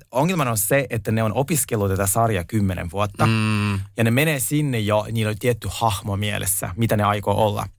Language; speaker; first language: Finnish; native; Finnish